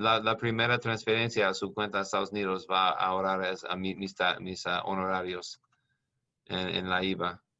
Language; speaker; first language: Spanish; non-native, learner; English